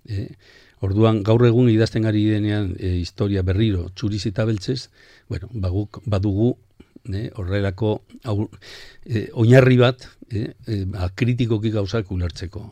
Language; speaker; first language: Basque; non-native, local second language; Spanish